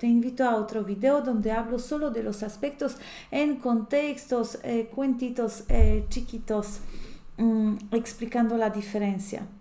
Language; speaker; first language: Spanish; non-native, fluent; Polish